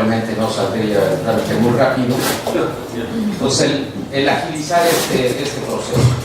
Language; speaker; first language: Spanish; native; Spanish